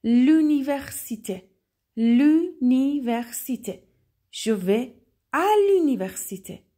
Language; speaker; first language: French; non-native, fluent; Persian